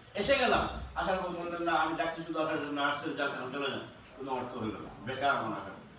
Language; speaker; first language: Bangla; native; Bangla